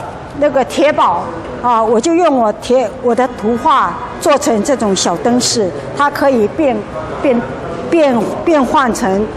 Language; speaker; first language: Chinese; native; Chinese